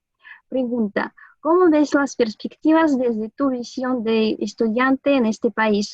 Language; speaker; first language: Spanish; non-native, fluent; Russian